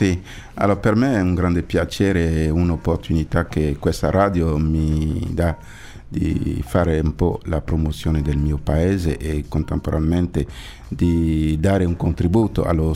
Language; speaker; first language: Italian; non-native, fluent; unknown